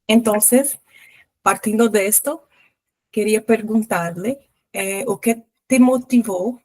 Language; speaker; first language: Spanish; non-native, learner; Portuguese